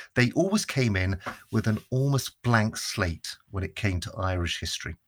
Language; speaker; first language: English; native; English